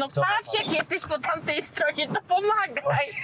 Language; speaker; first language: Polish; native; Polish